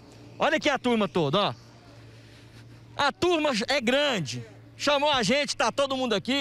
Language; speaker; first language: Portuguese; native; Portuguese